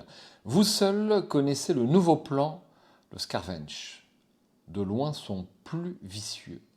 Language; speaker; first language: French; native; French